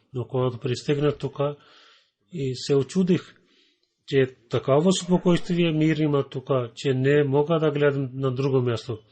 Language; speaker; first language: Bulgarian; non-native, fluent; Urdu